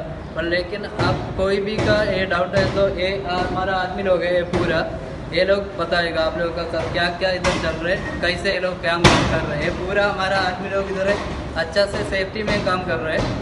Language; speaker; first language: Hindi; non-native, learner; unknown